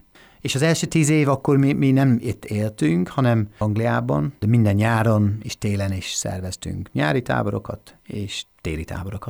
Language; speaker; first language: Hungarian; non-native, fluent; English